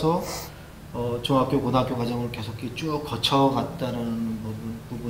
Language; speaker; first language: Korean; native; Korean